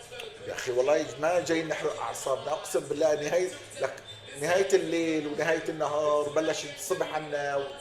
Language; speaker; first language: Arabic; native; Arabic